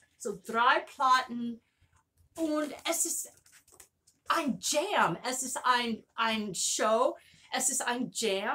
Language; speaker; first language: German; non-native, learner; English